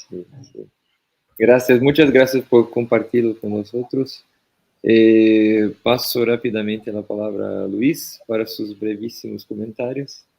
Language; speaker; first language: Spanish; non-native, fluent; Portuguese